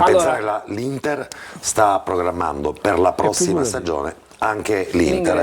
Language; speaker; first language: Italian; native; Italian